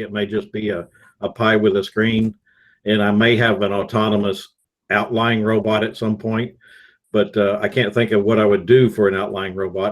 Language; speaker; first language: English; native; English